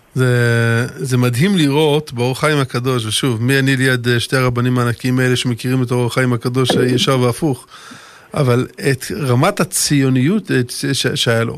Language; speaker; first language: Hebrew; early bilingual, other home language; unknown